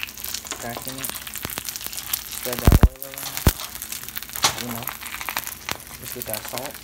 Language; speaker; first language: English; native; English